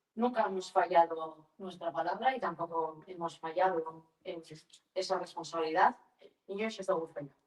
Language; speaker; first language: Spanish; non-native, local second language; Basque